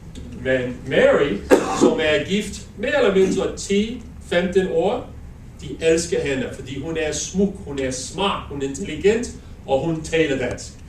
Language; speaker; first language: Danish; non-native, learner; English